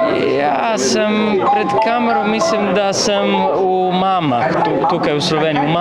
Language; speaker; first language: Slovenian; non-native, fluent; Italian